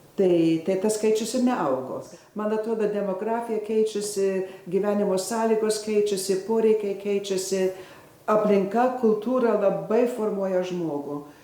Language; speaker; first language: Lithuanian; early bilingual, heritage; Lithuanian